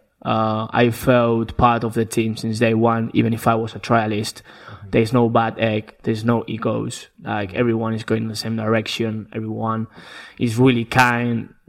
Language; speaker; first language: English; non-native, fluent; Spanish